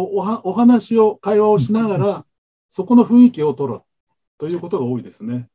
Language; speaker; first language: Japanese; native; Japanese